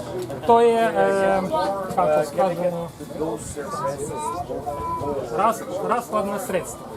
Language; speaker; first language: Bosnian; non-native, learner; Ukrainian